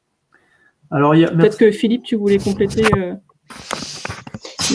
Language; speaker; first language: French; native; French